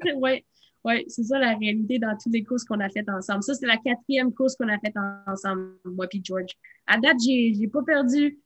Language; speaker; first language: French; non-native, local second language; English